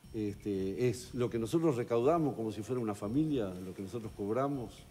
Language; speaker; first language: Spanish; native; Spanish